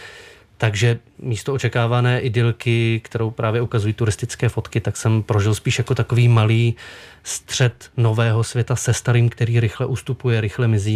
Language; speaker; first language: Czech; native; Czech